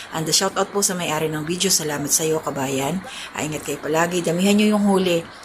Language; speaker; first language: Filipino; non-native, local second language; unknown